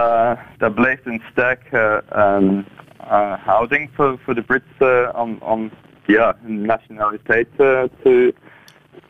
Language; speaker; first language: Dutch; non-native, fluent; English